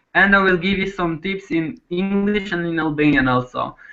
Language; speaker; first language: English; non-native, fluent; Albanian